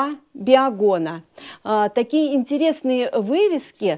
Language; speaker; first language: Russian; native; Russian